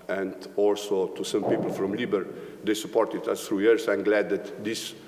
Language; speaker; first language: English; non-native, fluent; Slovenian